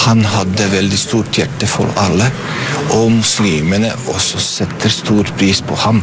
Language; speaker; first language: Norwegian; non-native, fluent; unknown